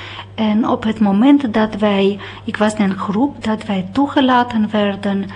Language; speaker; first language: Dutch; non-native, fluent; Romanian